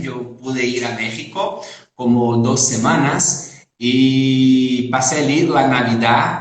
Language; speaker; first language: Spanish; non-native, fluent; Portuguese